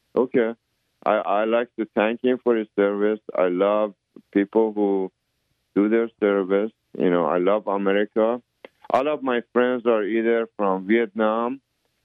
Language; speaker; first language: English; early bilingual, other home language; Persian